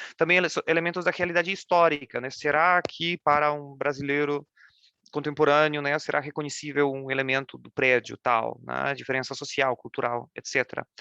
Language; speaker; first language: Portuguese; non-native, fluent; Polish